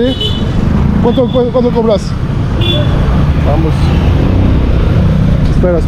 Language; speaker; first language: Spanish; non-native, learner; French